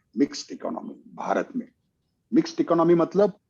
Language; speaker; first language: Hindi; non-native, local second language; Marathi